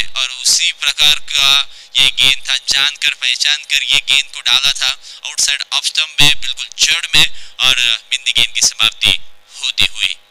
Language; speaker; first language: Hindi; non-native, local second language; Marathi